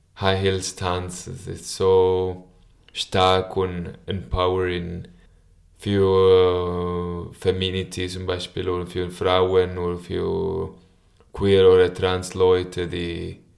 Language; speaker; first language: German; non-native, learner; Spanish